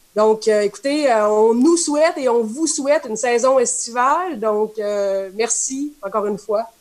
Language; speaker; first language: French; native; French